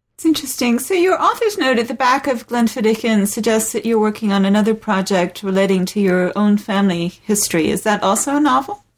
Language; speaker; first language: English; native; English